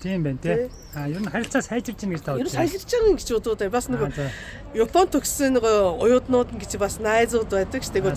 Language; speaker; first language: Mongolian; non-native, fluent; Japanese